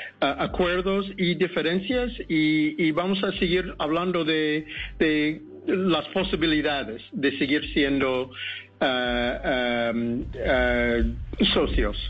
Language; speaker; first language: Spanish; non-native, fluent; English